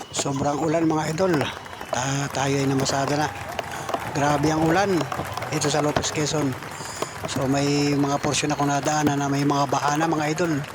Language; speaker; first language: Filipino; native; Filipino